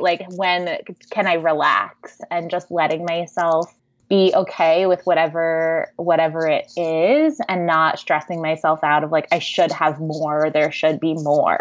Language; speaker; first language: English; native; English